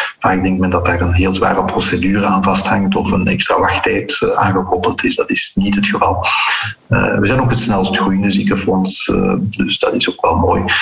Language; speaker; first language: Dutch; early bilingual, heritage; Dutch